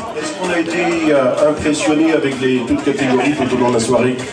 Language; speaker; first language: French; native; French